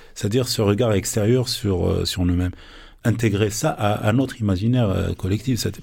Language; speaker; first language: French; non-native, local second language; Arabic